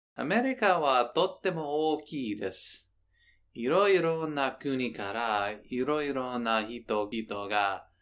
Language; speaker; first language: Japanese; non-native, fluent; English